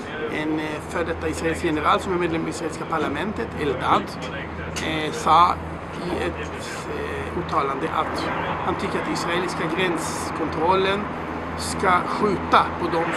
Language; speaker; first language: Swedish; non-native, fluent; Hebrew